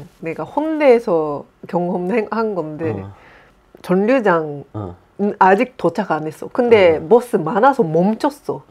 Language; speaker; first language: Korean; non-native, fluent; Japanese